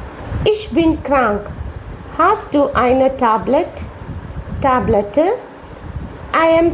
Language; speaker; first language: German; non-native, fluent; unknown